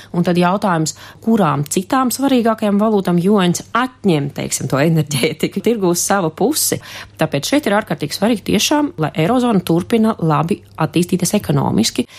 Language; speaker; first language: Latvian; non-native, local second language; Russian